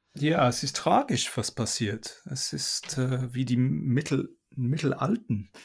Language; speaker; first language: German; non-native, fluent; English